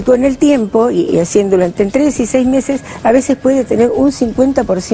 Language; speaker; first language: Spanish; native; Spanish